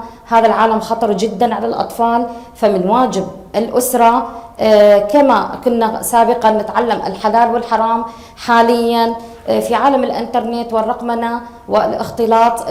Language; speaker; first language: Arabic; native; Arabic